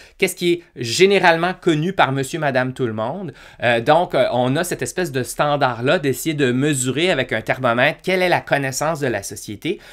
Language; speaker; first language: French; native; French